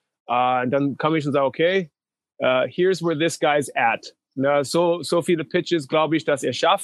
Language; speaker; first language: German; non-native, learner; English